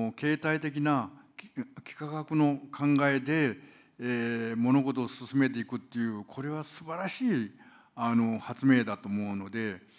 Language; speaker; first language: Japanese; non-native, fluent; Korean